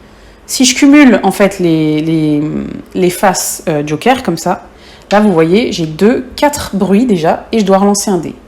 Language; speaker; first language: French; native; French